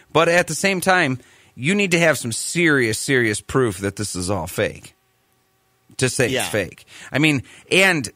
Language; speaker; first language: English; native; English